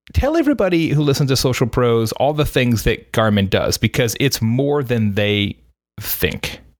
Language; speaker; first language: English; native; English